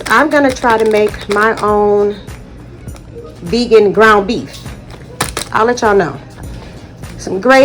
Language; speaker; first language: English; native; English